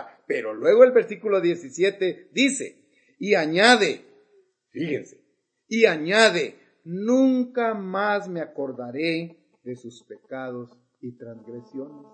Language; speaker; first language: Spanish; native; Spanish